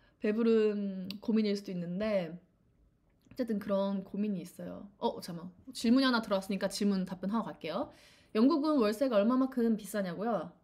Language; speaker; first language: Korean; native; Korean